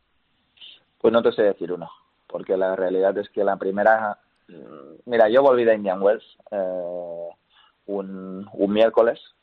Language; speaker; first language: Spanish; native; Spanish